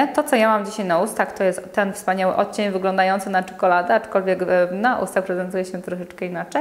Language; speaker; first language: Polish; native; Polish